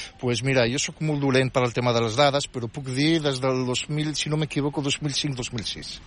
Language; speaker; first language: Catalan; non-native, fluent; Riffian